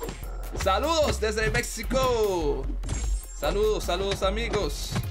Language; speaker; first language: Spanish; non-native, learner; English